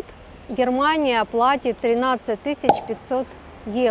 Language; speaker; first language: Russian; native; Russian